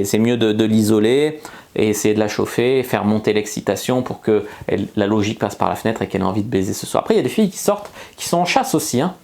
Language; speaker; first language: French; native; French